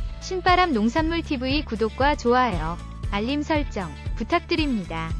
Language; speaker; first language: Korean; native; Korean